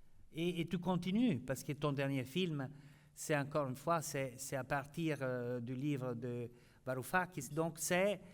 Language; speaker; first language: French; non-native, fluent; Italian